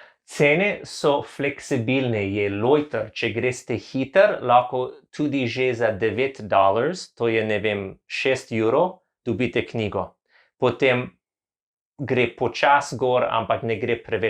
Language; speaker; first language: Slovenian; non-native, learner; English